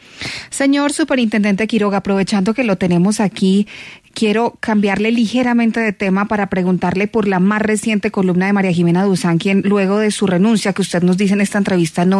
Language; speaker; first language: Spanish; native; Spanish